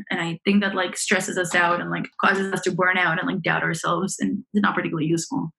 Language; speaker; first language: English; early bilingual, other home language; Romanian